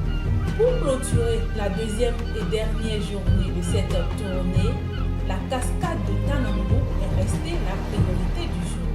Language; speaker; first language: French; native; French